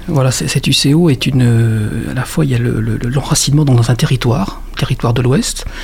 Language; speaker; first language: French; native; French